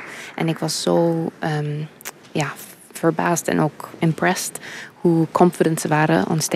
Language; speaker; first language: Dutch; early bilingual, heritage; English